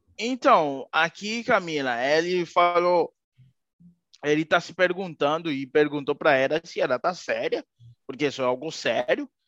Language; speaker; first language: Portuguese; non-native, fluent; Haitian Creole